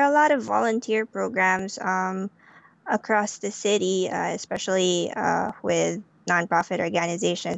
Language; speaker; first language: English; non-native, local second language; Filipino